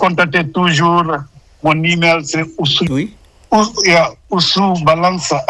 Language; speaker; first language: French; non-native, local second language; Wolof